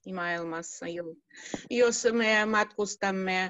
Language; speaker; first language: Finnish; non-native, learner; Russian